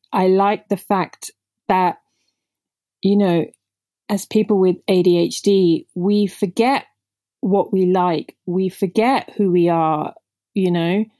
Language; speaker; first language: English; non-native, local second language; Punjabi